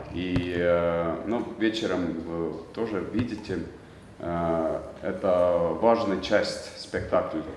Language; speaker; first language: Russian; non-native, learner; Estonian